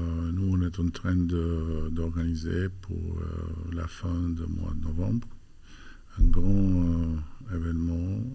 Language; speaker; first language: French; non-native, fluent; Albanian